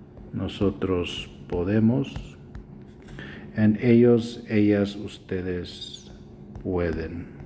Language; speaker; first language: Spanish; non-native, fluent; English